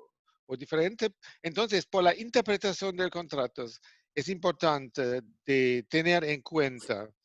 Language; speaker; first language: Spanish; non-native, fluent; German